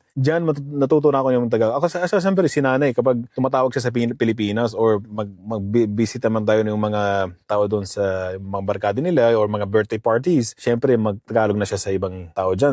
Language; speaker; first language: Filipino; early bilingual, heritage; Filipino